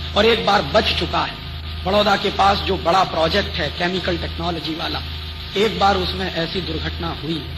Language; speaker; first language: Hindi; native; Hindi